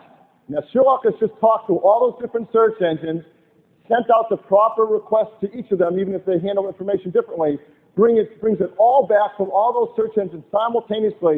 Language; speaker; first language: English; native; English